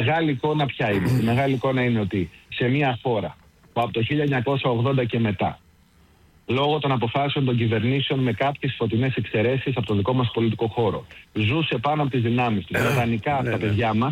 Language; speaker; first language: Greek; native; Greek